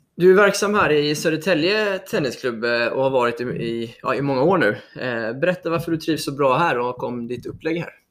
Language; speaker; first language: Swedish; native; Swedish